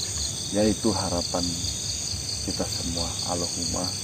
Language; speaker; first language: Indonesian; native; Indonesian